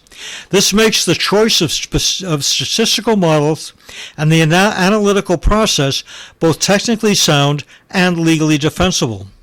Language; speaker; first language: English; native; English